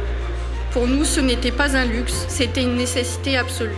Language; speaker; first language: French; native; French